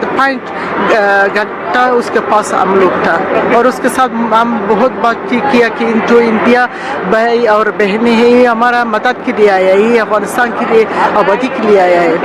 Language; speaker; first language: Hindi; non-native, learner; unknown